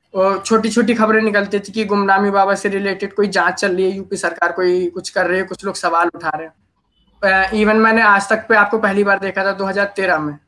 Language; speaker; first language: Hindi; native; Hindi